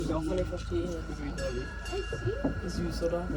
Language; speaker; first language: German; native; German